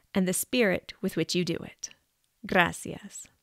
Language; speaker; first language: English; native; English